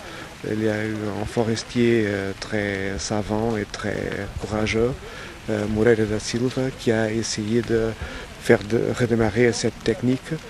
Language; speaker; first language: French; non-native, fluent; Portuguese